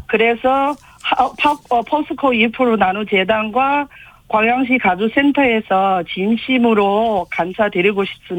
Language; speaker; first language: Korean; non-native, fluent; Vietnamese